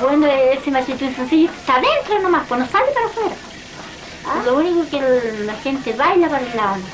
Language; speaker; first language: Spanish; native; Spanish